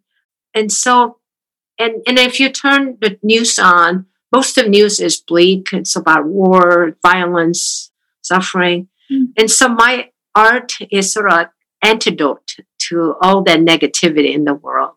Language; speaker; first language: English; non-native, fluent; Korean